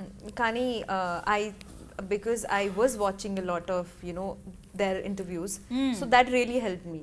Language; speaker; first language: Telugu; non-native, learner; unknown